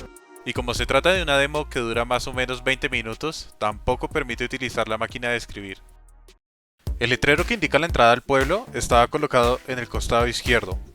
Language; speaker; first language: Spanish; native; Spanish